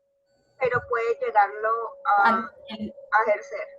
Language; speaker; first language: Spanish; native; Spanish